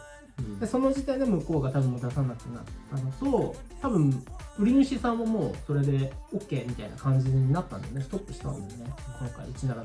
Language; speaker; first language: Japanese; native; Japanese